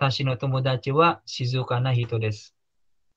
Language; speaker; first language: Japanese; non-native, fluent; Filipino